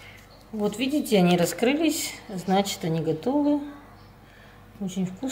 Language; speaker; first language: Russian; native; Russian